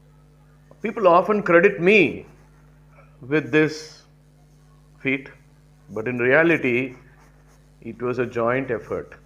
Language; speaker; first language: English; non-native, local second language; Tamil